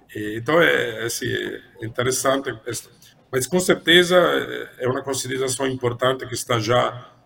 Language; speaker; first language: Portuguese; non-native, fluent; Italian